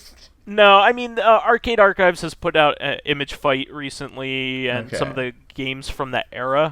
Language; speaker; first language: English; native; English